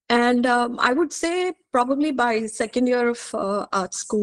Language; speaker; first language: English; non-native, local second language; Hindi